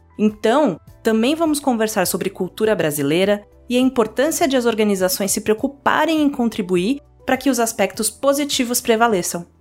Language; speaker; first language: Portuguese; native; Portuguese